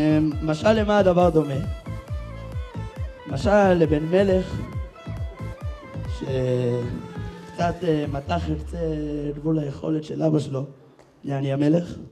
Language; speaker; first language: Hebrew; native; Hebrew